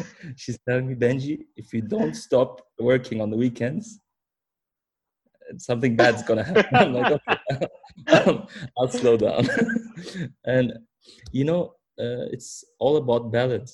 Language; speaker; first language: English; early bilingual, other home language; German